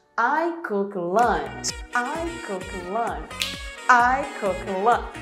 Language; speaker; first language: English; non-native, fluent; Portuguese